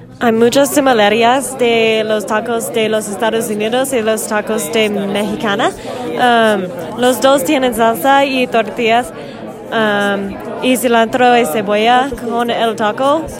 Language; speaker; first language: Spanish; non-native, learner; English